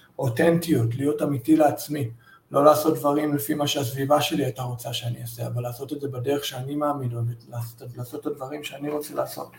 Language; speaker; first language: Hebrew; early bilingual, heritage; Hebrew